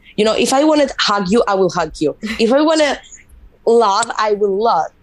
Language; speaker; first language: English; non-native, fluent; Spanish